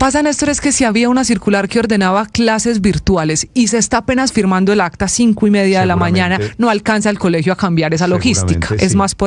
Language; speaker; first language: Spanish; native; Spanish